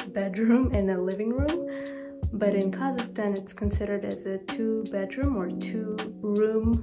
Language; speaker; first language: English; non-native, fluent; Kazakh